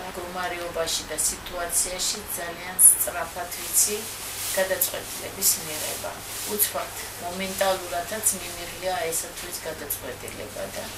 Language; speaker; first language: Georgian; native; Georgian